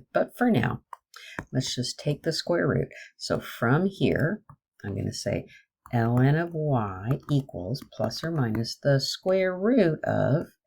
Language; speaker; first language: English; native; English